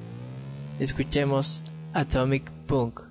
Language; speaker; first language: Spanish; native; Spanish